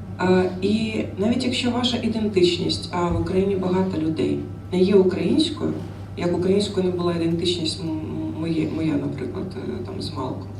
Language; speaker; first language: Ukrainian; non-native, local second language; Russian